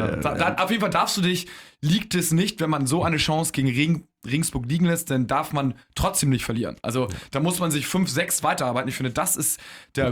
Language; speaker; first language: German; native; German